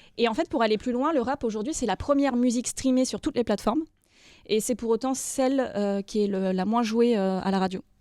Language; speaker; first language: French; native; French